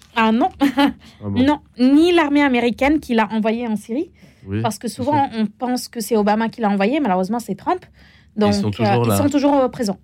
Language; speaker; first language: French; non-native, fluent; Arabic